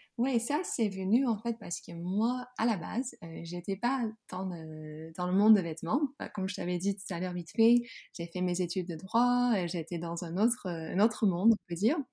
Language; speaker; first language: French; non-native, fluent; Dutch